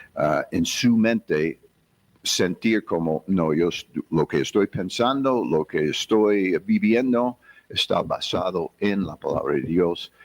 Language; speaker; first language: Spanish; non-native, fluent; English